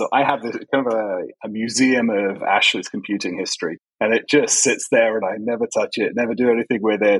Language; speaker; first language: English; native; English